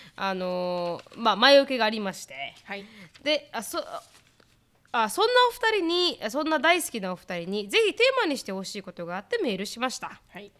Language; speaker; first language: Japanese; native; Japanese